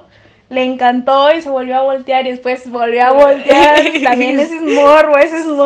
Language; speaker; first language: Spanish; native; Spanish